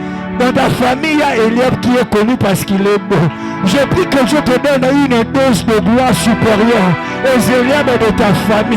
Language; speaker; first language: French; non-native, local second language; Lingala